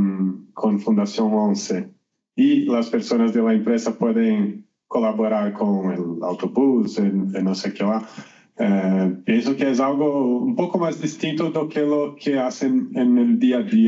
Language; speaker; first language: Spanish; non-native, learner; Portuguese